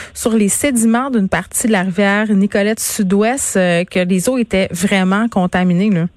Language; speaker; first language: French; native; French